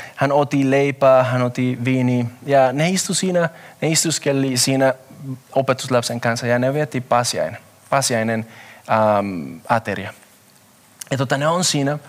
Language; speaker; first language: Finnish; non-native, fluent; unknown